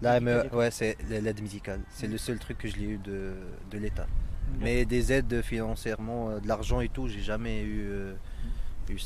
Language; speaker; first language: French; non-native, local second language; Arabic